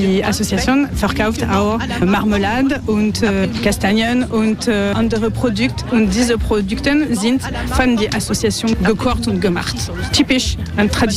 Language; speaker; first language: German; non-native, learner; French